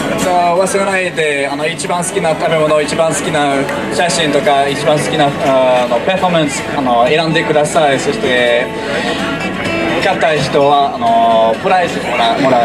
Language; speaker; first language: Japanese; non-native, learner; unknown